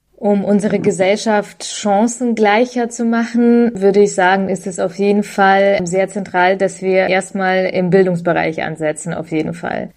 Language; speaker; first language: German; early bilingual, other home language; Russian